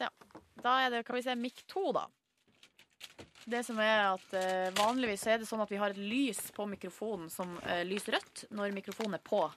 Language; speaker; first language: Norwegian; native; Norwegian